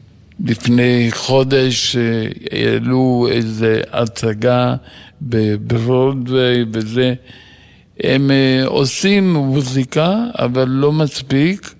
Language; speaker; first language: Hebrew; non-native, fluent; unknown